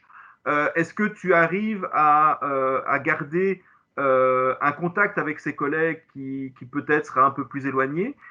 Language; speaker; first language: French; native; French